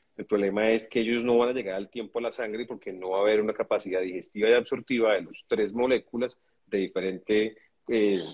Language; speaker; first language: Spanish; native; Spanish